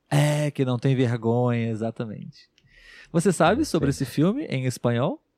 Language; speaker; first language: Portuguese; native; Portuguese